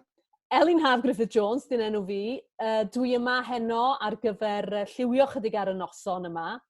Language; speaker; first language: Welsh; native; Welsh